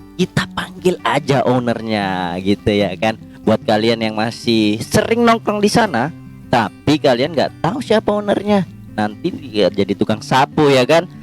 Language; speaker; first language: Indonesian; native; Indonesian